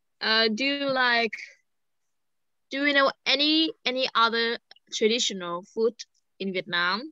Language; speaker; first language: English; non-native, fluent; Vietnamese